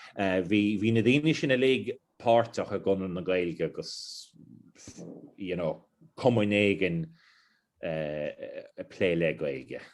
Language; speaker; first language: Irish; non-native, local second language; English